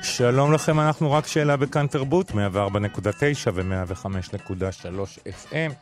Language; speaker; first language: Hebrew; native; Hebrew